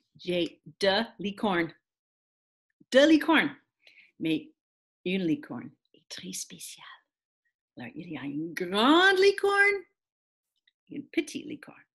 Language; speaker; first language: French; non-native, fluent; English